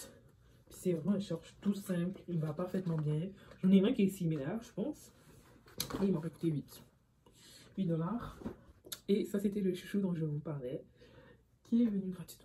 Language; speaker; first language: French; native; French